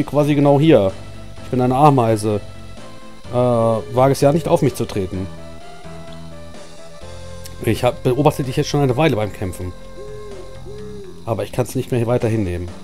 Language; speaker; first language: German; native; German